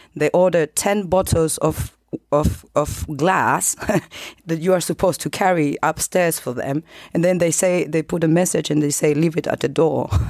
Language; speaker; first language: English; non-native, fluent; Spanish